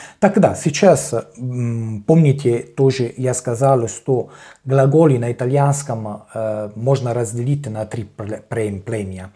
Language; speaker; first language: Russian; non-native, learner; Italian